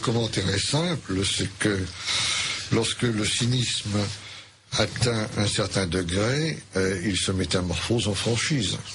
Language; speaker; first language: French; native; French